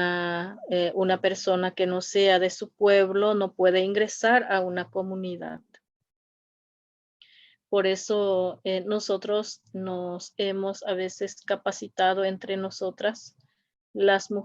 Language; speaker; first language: Spanish; non-native, local second language; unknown